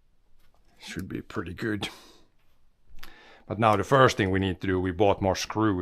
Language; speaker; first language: English; non-native, fluent; Swedish